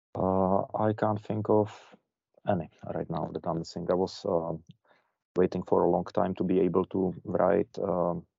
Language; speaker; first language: English; non-native, fluent; Czech